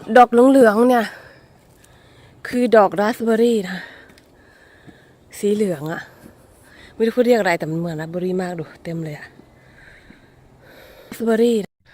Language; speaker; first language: Thai; native; Thai